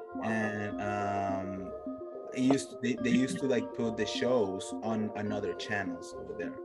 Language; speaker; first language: English; non-native, fluent; Spanish